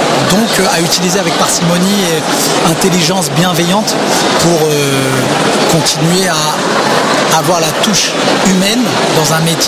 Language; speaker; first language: French; native; French